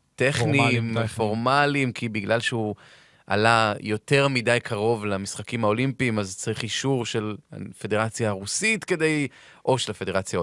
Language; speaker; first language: Hebrew; native; Hebrew